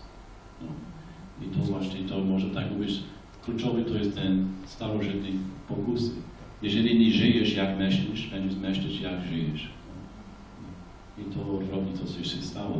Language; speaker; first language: Polish; non-native, fluent; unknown